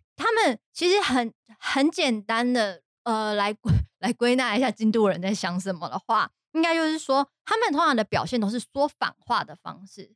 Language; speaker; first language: Chinese; non-native, fluent; Japanese